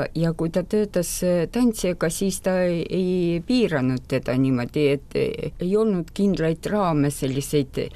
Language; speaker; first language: Estonian; non-native, fluent; Russian